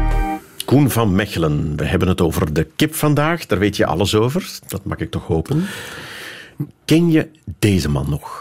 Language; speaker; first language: Dutch; native; Dutch